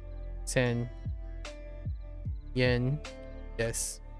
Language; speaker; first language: Japanese; non-native, learner; English